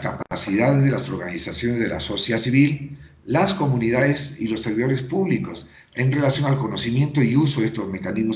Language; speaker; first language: Spanish; native; Spanish